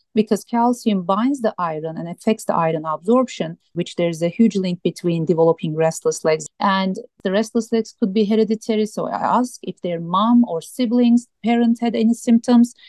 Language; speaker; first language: English; non-native, fluent; Turkish